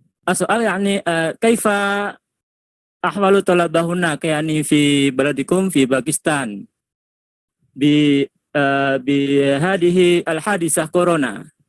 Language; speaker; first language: Arabic; non-native, learner; Indonesian